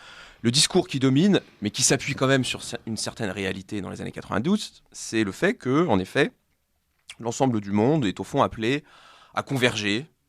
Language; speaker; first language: French; native; French